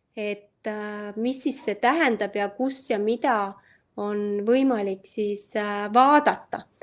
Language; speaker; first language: Estonian; native; Estonian